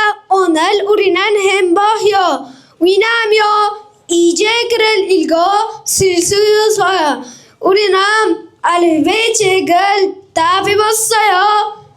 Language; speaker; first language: Korean; non-native, learner; Uzbek